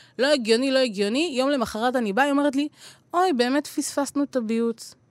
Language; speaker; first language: Hebrew; native; Hebrew